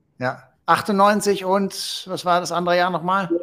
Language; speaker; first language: German; native; German